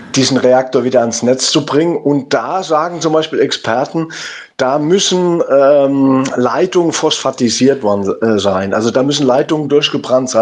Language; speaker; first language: German; native; German